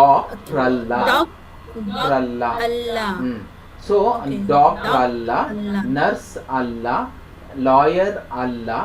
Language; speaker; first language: Kannada; non-native, fluent; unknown